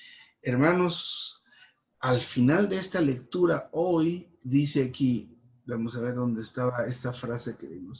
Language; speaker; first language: Spanish; native; Spanish